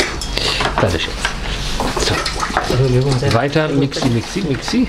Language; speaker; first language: German; native; German